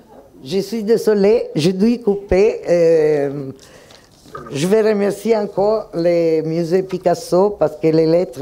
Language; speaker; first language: French; non-native, fluent; Italian